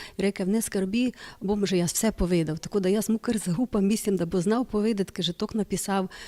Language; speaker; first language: Slovenian; non-native, fluent; Ukrainian